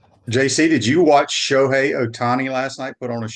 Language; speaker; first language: English; native; English